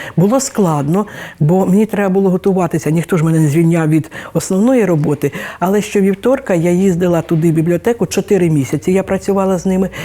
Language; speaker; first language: Ukrainian; native; Ukrainian